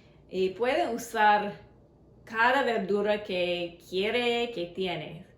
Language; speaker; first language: Spanish; non-native, learner; English